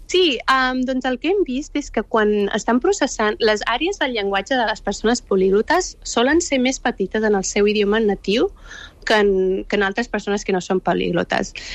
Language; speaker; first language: Catalan; early bilingual, other home language; Urdu